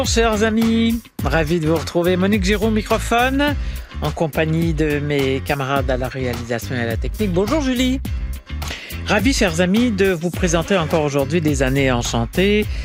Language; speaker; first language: French; native; French